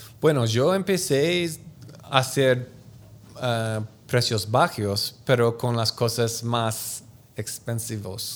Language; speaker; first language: Spanish; non-native, learner; English